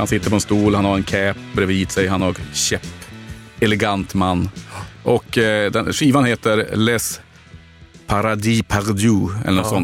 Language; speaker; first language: Swedish; native; Swedish